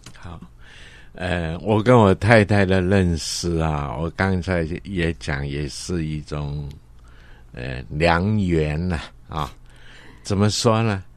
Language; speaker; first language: Chinese; non-native, local second language; Cantonese